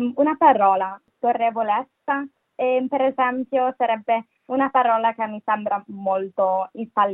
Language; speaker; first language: Italian; non-native, fluent; English